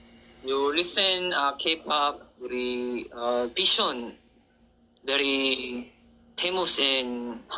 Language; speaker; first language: English; non-native, learner; Korean